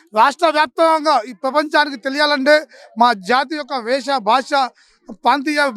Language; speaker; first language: Telugu; non-native, local second language; Lambadi